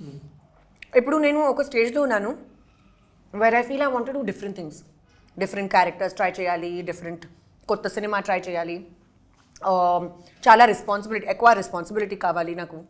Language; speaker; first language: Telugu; non-native, local second language; Hindi